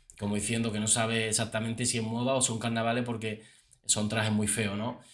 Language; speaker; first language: Spanish; native; Spanish